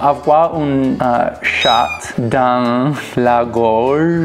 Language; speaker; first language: French; non-native, learner; English